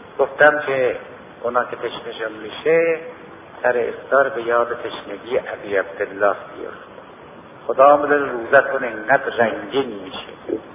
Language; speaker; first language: Persian; native; Persian